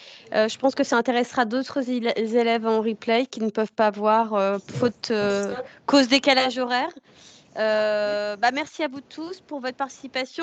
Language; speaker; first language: French; native; French